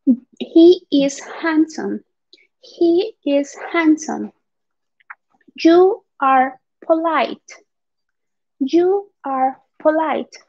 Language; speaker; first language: English; non-native, fluent; Spanish